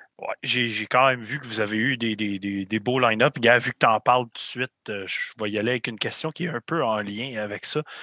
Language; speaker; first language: French; native; French